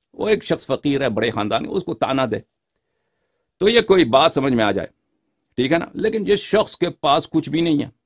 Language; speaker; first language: Urdu; non-native, fluent; Persian